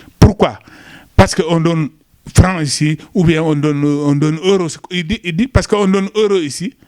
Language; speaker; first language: French; non-native, local second language; Wolof